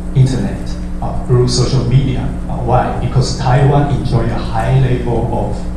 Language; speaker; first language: English; non-native, fluent; Chinese